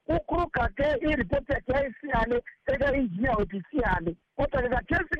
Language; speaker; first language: Zulu; native; Zulu